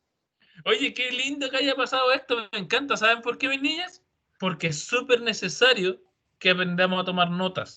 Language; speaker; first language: Spanish; native; Spanish